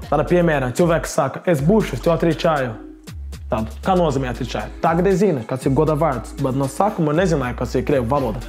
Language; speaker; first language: Latvian; non-native, learner; Portuguese